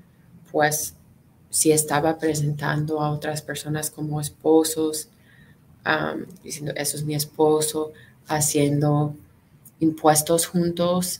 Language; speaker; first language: Spanish; non-native, fluent; English